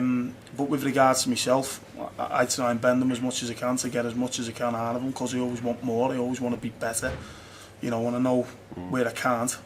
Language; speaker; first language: English; native; English